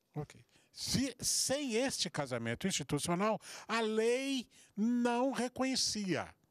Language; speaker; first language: Portuguese; native; Portuguese